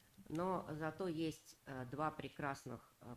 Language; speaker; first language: Russian; native; Russian